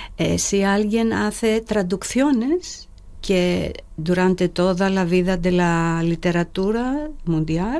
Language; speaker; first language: Spanish; non-native, fluent; Greek